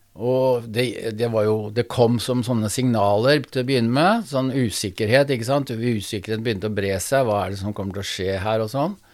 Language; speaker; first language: Norwegian; native; Norwegian